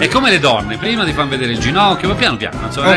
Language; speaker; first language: Italian; native; Italian